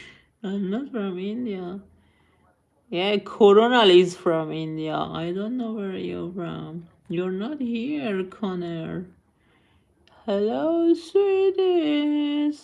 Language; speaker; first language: English; non-native, learner; Persian